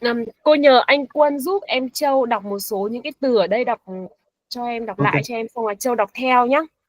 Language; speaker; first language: Vietnamese; native; Vietnamese